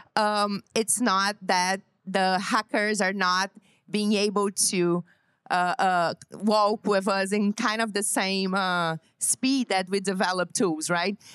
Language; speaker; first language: English; non-native, fluent; Portuguese